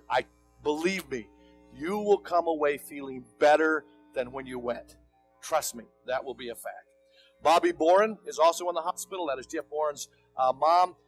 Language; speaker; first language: English; native; English